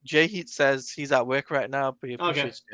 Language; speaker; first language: English; native; English